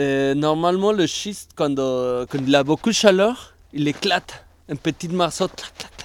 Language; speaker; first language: French; non-native, fluent; Spanish